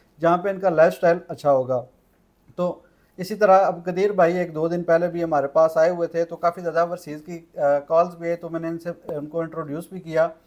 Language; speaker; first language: Urdu; non-native, local second language; Punjabi